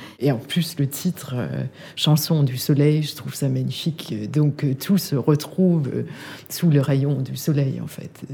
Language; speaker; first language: French; non-native, fluent; Danish